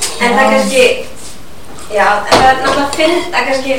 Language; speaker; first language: Icelandic; native; Icelandic